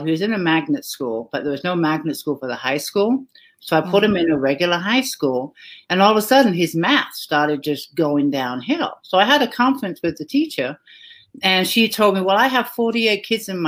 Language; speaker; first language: English; native; English